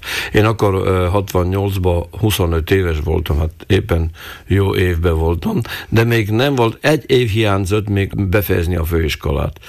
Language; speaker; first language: Hungarian; non-native, local second language; Slovak